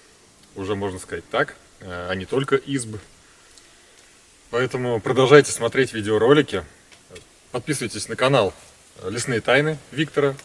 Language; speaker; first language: Russian; native; Russian